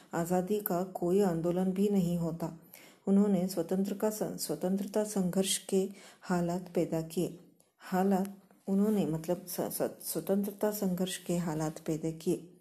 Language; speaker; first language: Hindi; non-native, local second language; Kannada